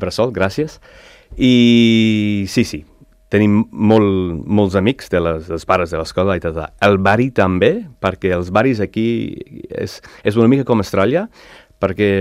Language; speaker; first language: Catalan; non-native, learner; English